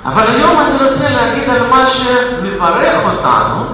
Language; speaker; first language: Hebrew; non-native, fluent; Russian